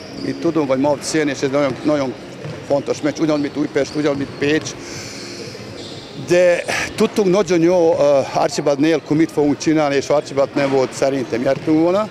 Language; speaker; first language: Hungarian; non-native, learner; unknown